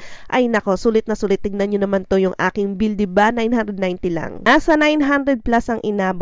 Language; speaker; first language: Filipino; native; Filipino